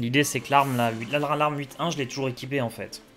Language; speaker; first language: French; native; French